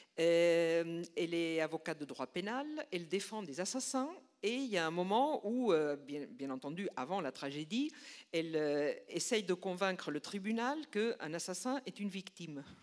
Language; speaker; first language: French; non-native, fluent; Spanish